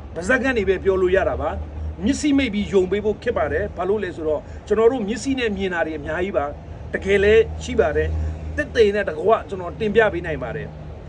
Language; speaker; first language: Burmese; non-native, local second language; Nepali